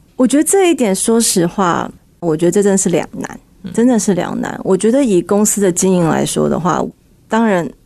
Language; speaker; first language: Chinese; early bilingual, heritage; Chinese